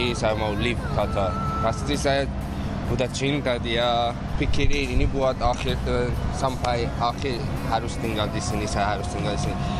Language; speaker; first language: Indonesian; non-native, learner; Persian